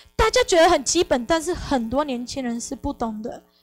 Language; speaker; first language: Chinese; non-native, fluent; Spanish